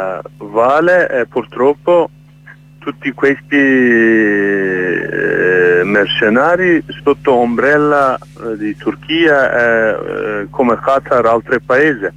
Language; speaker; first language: Italian; non-native, learner; Kurdish